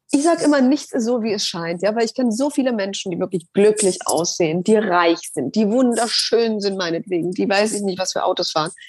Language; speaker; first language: German; early bilingual, other home language; Polish